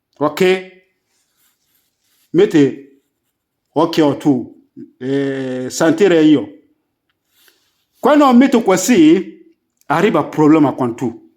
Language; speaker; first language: Italian; non-native, learner; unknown